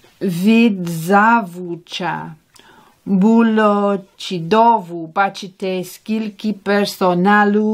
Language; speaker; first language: Ukrainian; non-native, learner; English